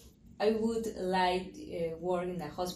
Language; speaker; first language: English; non-native, learner; Spanish